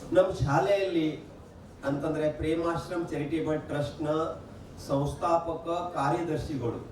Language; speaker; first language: Kannada; non-native, local second language; Marathi